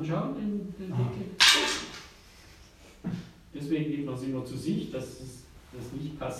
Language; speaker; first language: German; native; German